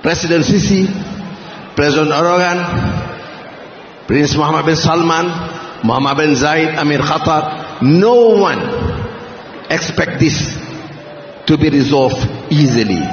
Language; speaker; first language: English; non-native, local second language; Malay